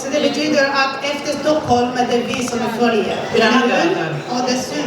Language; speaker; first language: Swedish; non-native, fluent; Kinyarwanda